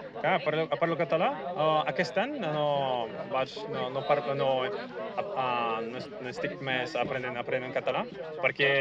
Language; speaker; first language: Catalan; non-native, learner; Portuguese